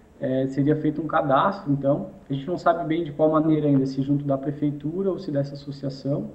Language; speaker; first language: Portuguese; native; Portuguese